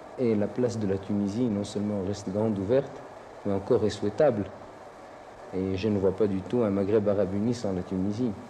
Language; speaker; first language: French; non-native, local second language; Arabic